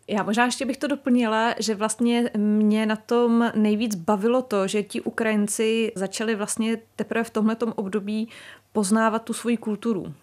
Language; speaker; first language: Czech; native; Czech